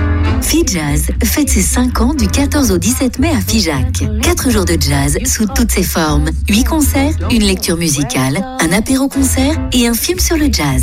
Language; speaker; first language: French; native; French